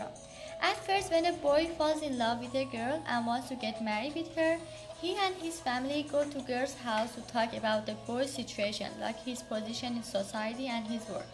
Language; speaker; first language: English; non-native, learner; Persian